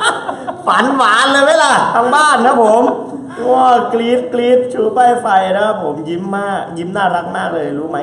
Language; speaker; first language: Thai; native; Thai